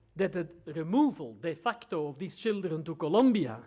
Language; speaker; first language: English; non-native, fluent; Dutch